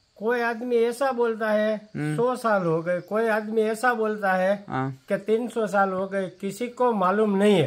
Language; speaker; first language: Hindi; non-native, local second language; Gujarati